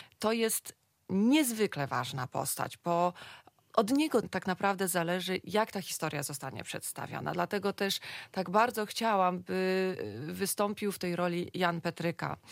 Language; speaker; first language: Polish; native; Polish